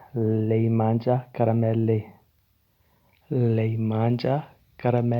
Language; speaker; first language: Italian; non-native, learner; Urdu